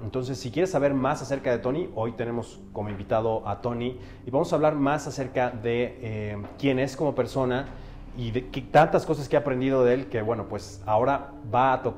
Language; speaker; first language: Spanish; native; Spanish